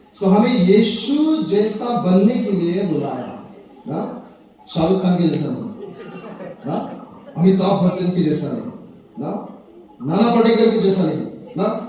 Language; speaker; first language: Hindi; non-native, local second language; Nepali